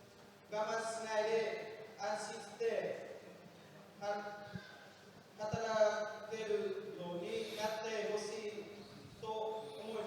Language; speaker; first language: Japanese; non-native, learner; Vietnamese